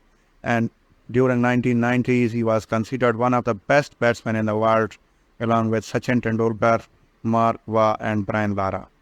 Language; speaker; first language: English; non-native, local second language; Urdu